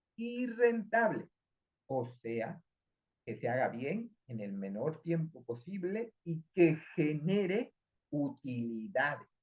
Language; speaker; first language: Spanish; native; Spanish